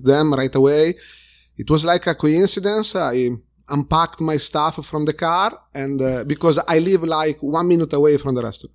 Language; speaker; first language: English; non-native, fluent; Italian